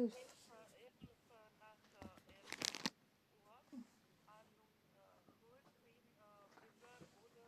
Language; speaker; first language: German; non-native, learner; Macedonian